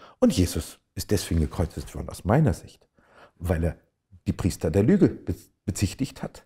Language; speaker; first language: German; native; German